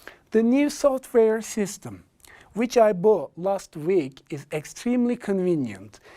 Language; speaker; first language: English; non-native, fluent; Turkish